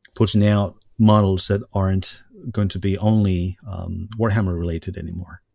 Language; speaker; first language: English; non-native, fluent; Spanish